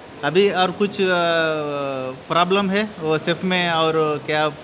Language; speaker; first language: Hindi; non-native, local second language; Telugu